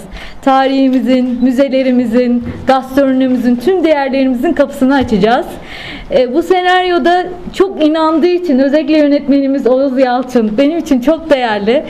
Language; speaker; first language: Turkish; native; Turkish